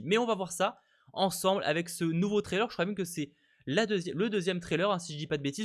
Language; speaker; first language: French; native; French